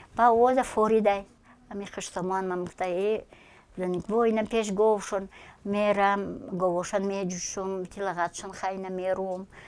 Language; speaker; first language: Tajik; non-native, local second language; Russian